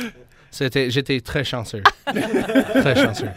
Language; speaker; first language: French; non-native, learner; English